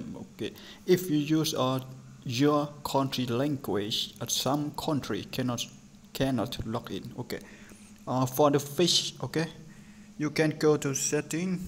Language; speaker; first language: English; non-native, learner; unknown